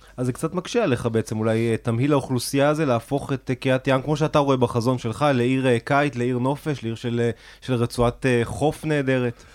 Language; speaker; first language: Hebrew; native; Hebrew